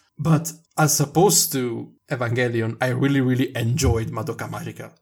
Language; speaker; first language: English; non-native, fluent; Italian